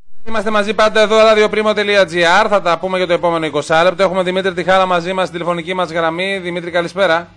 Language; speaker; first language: Greek; native; Greek